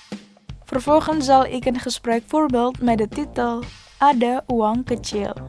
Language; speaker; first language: Dutch; non-native, learner; Indonesian